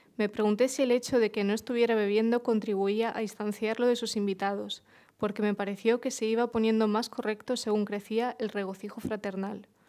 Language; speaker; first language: Spanish; early bilingual, other home language; Russian